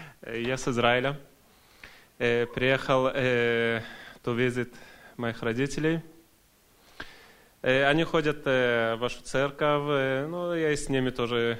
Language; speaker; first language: Russian; early bilingual, heritage; Russian